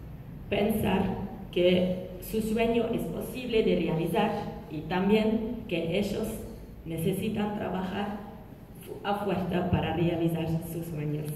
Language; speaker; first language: Spanish; non-native, learner; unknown